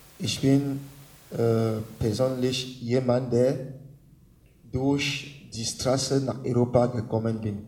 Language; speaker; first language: German; non-native, learner; French